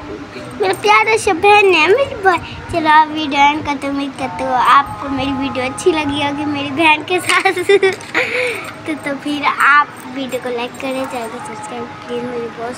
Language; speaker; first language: Hindi; non-native, local second language; Saraiki